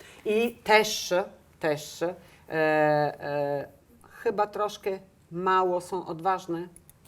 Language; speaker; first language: Polish; non-native, learner; Italian